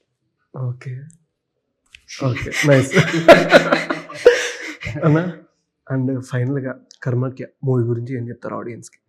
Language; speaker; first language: Telugu; native; Telugu